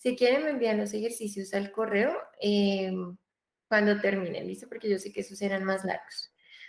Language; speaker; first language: Spanish; native; Spanish